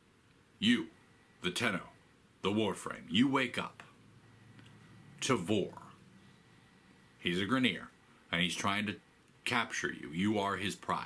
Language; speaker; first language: English; native; English